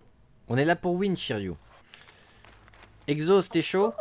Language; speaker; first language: French; native; French